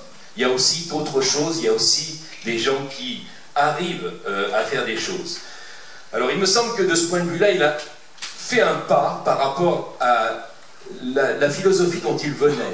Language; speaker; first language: French; native; French